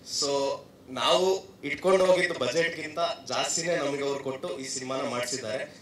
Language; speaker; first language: Kannada; native; Kannada